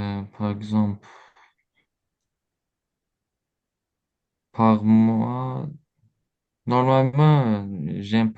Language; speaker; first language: French; non-native, learner; Azerbaijani